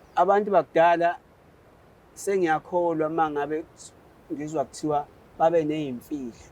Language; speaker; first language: Zulu; native; Zulu